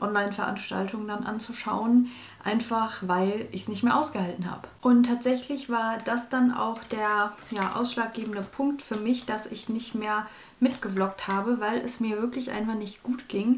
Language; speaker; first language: German; native; German